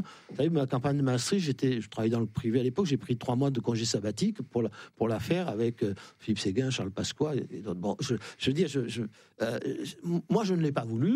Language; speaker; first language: French; native; French